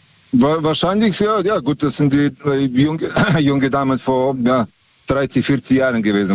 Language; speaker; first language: German; native; German